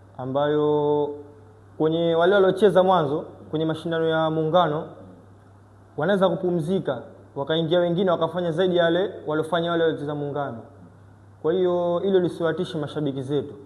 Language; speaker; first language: Swahili; native; Swahili